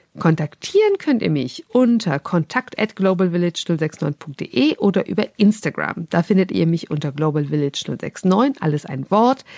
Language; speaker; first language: German; native; German